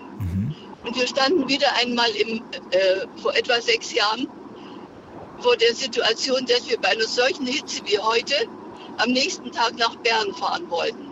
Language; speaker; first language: German; native; German